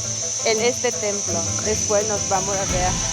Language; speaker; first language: Spanish; non-native, learner; Thai